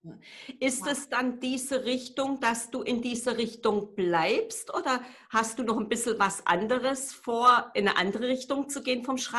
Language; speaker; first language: German; native; German